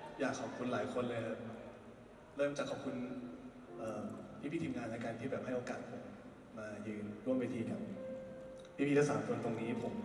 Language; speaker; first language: Thai; native; Thai